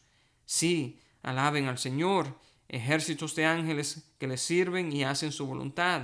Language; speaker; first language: Spanish; native; Spanish